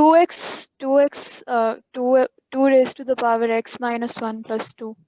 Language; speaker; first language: English; non-native, learner; Urdu